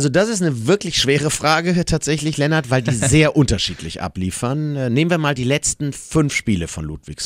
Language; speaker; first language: German; native; German